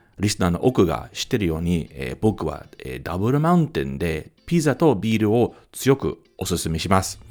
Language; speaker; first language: Japanese; non-native, fluent; English